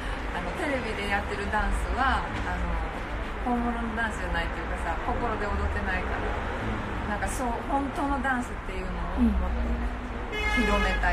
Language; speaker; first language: Japanese; native; Japanese